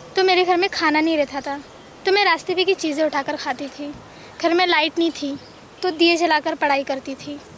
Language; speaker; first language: Hindi; native; Hindi